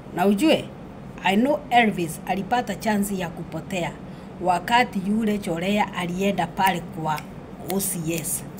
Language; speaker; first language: Swahili; native; Swahili